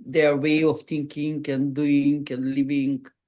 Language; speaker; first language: English; non-native, fluent; Macedonian